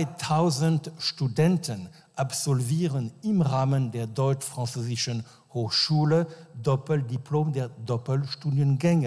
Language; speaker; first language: German; non-native, fluent; French